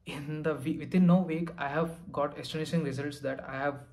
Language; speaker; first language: English; non-native, local second language; Telugu